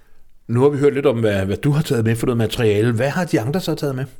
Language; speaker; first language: Danish; native; Danish